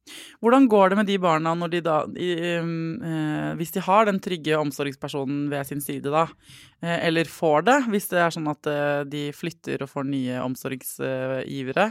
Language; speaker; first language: Norwegian; native; Norwegian